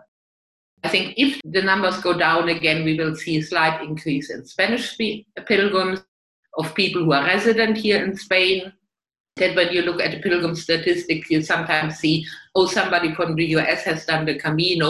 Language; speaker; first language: English; non-native, fluent; German